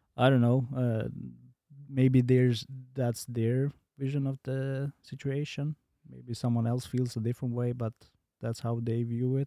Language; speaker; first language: English; non-native, fluent; Bosnian